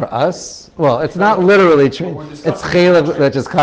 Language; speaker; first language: English; native; English